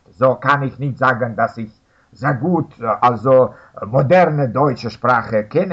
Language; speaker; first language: German; non-native, fluent; Russian